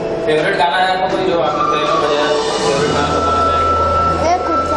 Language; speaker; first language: Hindi; native; Hindi